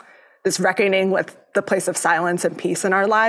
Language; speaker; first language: English; early bilingual, other home language; Cantonese